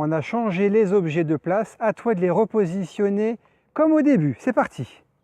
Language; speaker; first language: French; native; French